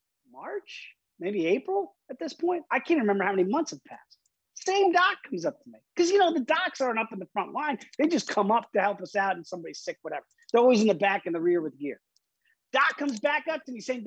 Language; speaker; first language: English; native; English